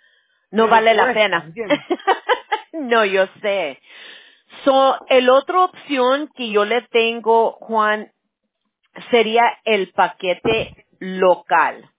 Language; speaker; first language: Spanish; early bilingual, heritage; Spanish